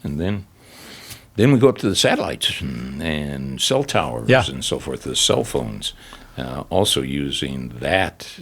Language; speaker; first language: English; native; English